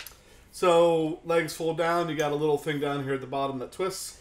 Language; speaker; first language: English; native; English